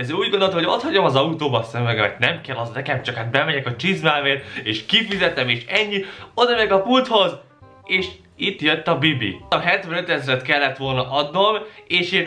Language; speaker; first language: Hungarian; native; Hungarian